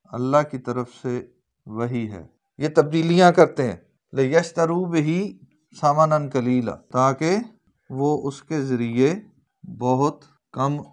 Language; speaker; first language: Urdu; native; Urdu